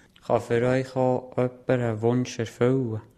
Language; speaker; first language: German; native; German